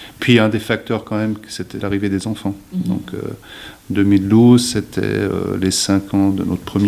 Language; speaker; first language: French; native; French